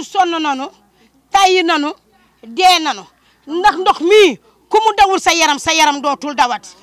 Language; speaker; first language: Wolof; native; Wolof